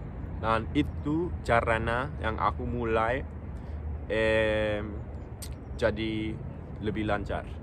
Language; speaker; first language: Indonesian; non-native, local second language; English